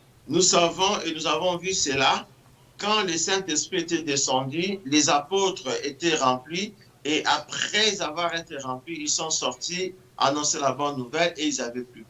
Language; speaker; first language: French; non-native, local second language; Lingala